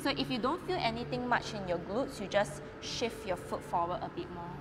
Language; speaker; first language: English; non-native, local second language; Chinese